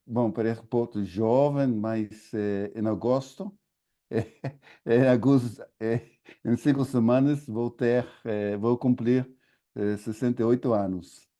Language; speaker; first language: Portuguese; non-native, fluent; English